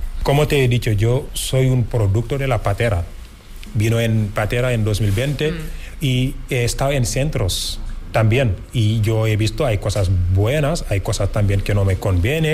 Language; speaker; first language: Spanish; non-native, fluent; Wolof